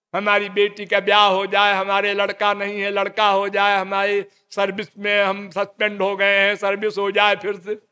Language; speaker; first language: Hindi; native; Hindi